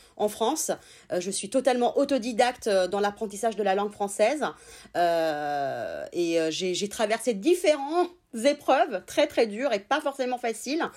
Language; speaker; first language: French; non-native, fluent; Italian